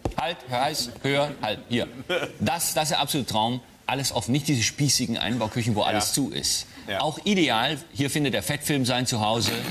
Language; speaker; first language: German; native; German